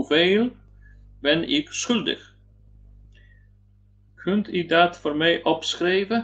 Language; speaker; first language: Dutch; non-native, learner; Polish